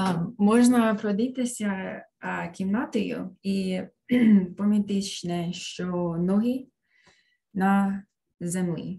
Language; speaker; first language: Ukrainian; early bilingual, heritage; Ukrainian